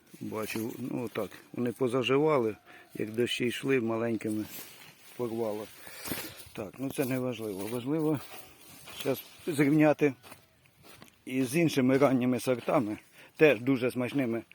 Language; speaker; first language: Ukrainian; native; Ukrainian